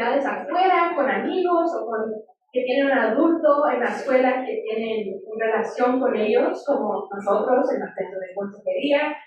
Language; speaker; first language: Spanish; early bilingual, heritage; English